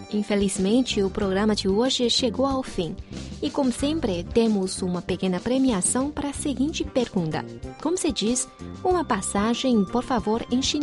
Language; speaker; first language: Portuguese; non-native, fluent; Chinese